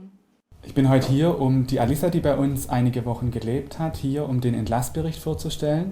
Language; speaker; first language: German; native; German